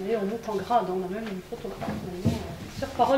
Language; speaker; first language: French; native; French